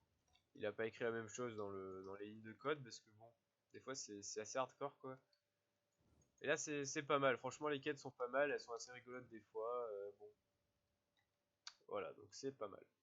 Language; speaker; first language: French; native; French